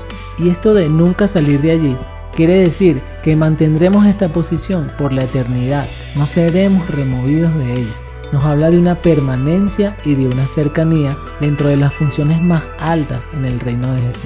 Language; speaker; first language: Spanish; native; Spanish